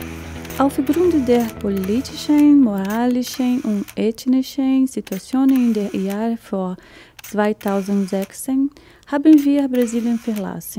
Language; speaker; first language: German; non-native, fluent; Portuguese